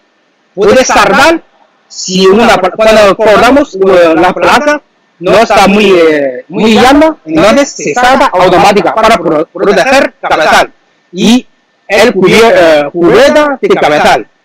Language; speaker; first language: Spanish; non-native, learner; Chinese